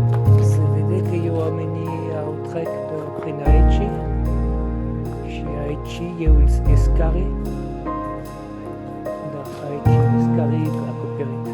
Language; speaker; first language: Romanian; non-native, learner; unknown